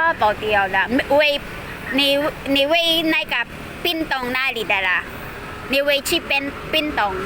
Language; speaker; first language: Chinese; non-native, learner; Filipino